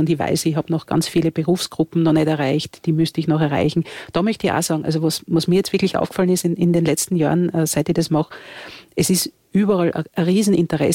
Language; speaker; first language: German; native; German